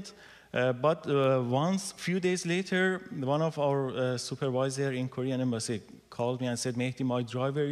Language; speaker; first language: English; non-native, learner; Persian